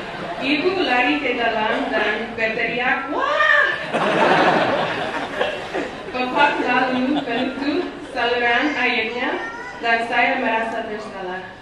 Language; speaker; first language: Indonesian; non-native, learner; English